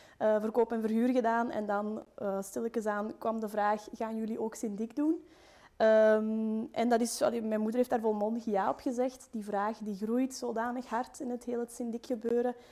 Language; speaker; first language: Dutch; native; Dutch